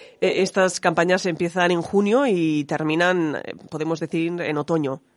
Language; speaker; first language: Spanish; non-native, local second language; Catalan